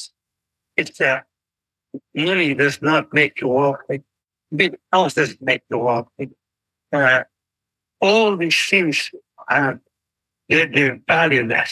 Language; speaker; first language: English; non-native, fluent; Arabic